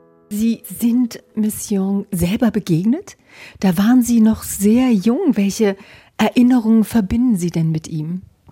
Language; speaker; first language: German; native; German